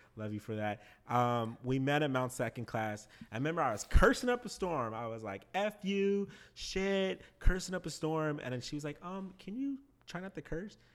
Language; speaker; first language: English; native; English